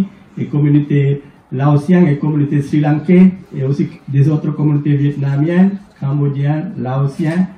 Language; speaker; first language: French; non-native, fluent; Sinhala